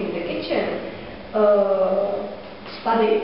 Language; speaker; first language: English; non-native, learner; Czech